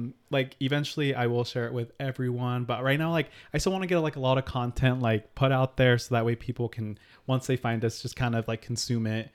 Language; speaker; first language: English; early bilingual, other home language; Spanish